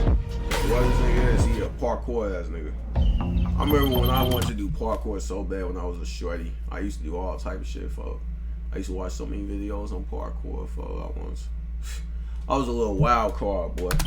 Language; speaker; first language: English; native; English